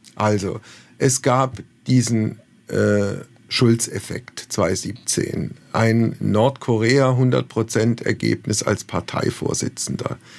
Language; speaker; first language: German; native; German